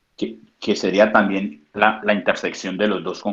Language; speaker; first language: Spanish; native; Spanish